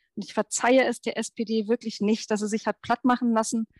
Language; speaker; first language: German; native; German